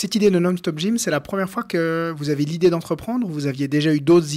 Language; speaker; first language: French; native; French